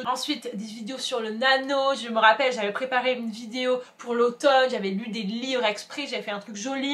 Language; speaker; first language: French; native; French